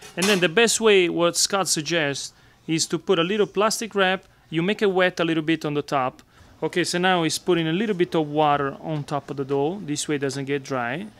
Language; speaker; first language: English; non-native, fluent; Italian